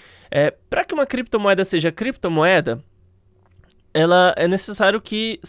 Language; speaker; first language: Portuguese; native; Portuguese